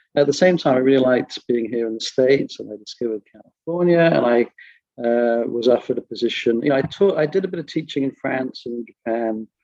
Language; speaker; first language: English; native; English